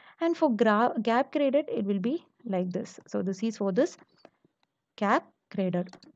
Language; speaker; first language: English; non-native, local second language; Malayalam